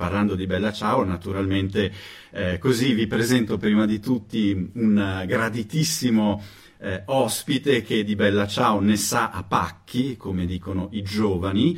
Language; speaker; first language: Italian; native; Italian